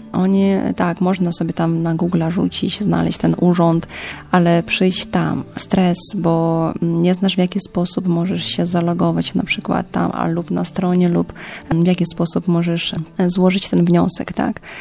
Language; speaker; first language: Polish; non-native, fluent; Ukrainian